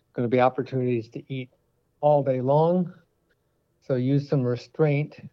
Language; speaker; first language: English; native; English